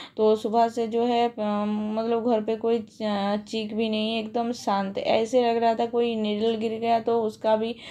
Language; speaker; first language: Hindi; non-native, local second language; Bangla